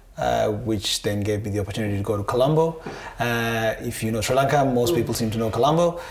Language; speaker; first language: English; non-native, local second language; Sinhala